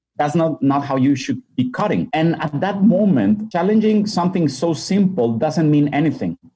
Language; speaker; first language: English; non-native, fluent; Spanish